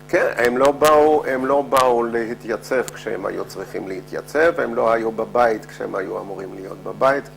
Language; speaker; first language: Hebrew; non-native, fluent; Dutch